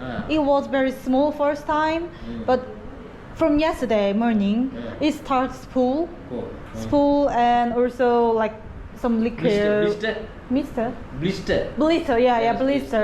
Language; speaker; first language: English; non-native, learner; Korean